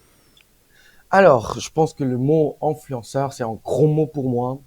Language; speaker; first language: French; non-native, fluent; Korean